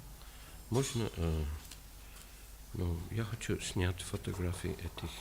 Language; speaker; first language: Russian; non-native, learner; English